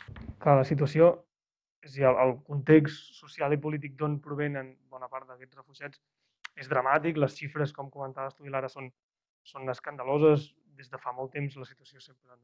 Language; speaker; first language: Catalan; native; Catalan